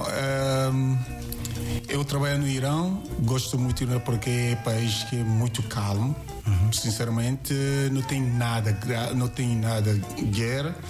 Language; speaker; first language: Portuguese; non-native, learner; Yoruba